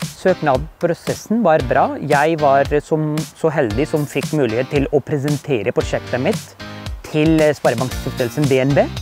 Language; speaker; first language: Norwegian; non-native, fluent; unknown